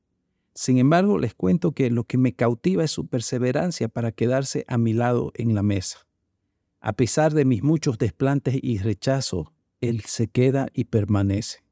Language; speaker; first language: Spanish; native; Spanish